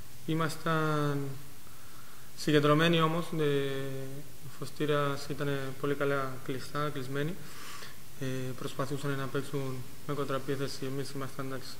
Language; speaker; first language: Greek; non-native, fluent; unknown